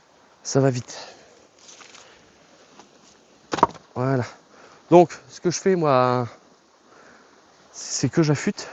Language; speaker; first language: French; native; French